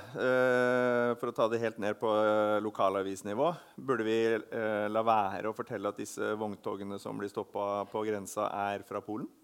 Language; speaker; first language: Norwegian; native; Norwegian